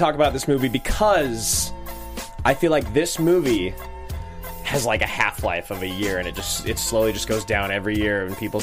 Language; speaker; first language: English; native; English